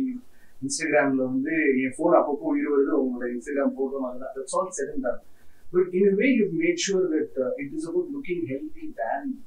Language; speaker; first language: Tamil; native; Tamil